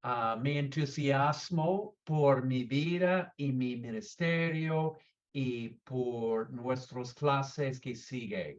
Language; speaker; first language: Spanish; non-native, learner; English